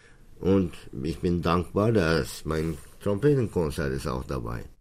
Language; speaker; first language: German; non-native, fluent; Turkish